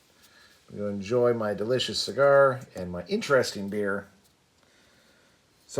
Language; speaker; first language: English; native; English